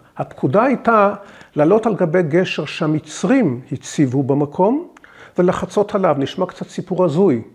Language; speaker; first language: Hebrew; early bilingual, other home language; English